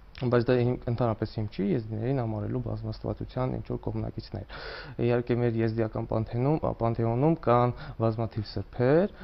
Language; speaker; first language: Armenian; non-native, local second language; Kurdish